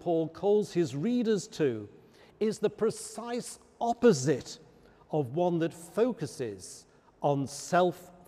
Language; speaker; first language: English; native; English